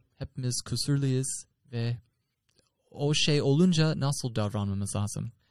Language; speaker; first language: Turkish; non-native, fluent; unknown